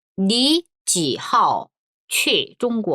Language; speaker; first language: Chinese; non-native, fluent; Korean